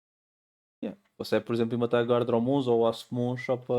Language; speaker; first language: Portuguese; native; Portuguese